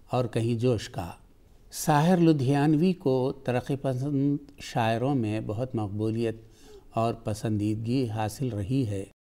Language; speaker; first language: Urdu; native; Urdu